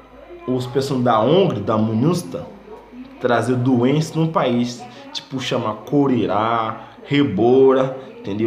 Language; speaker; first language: Portuguese; non-native, fluent; Haitian Creole